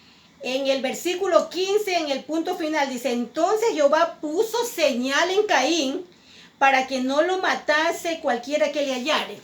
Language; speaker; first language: Spanish; native; Spanish